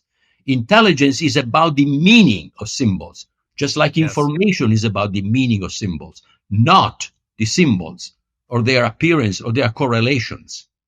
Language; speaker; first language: English; non-native, fluent; Italian